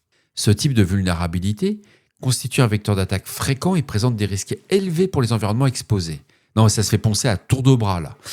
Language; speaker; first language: French; native; French